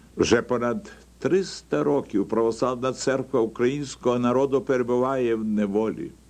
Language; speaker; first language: Ukrainian; native; Ukrainian